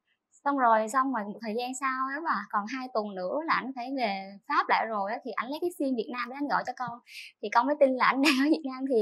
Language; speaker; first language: Vietnamese; native; Vietnamese